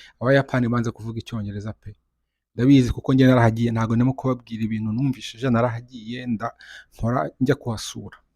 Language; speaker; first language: Kinyarwanda; native; Kinyarwanda